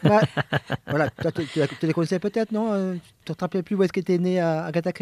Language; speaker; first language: French; native; French